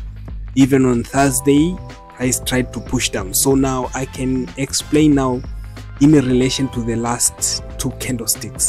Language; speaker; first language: English; non-native, local second language; Swahili